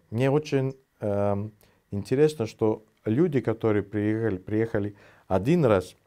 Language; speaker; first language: Russian; non-native, fluent; Greek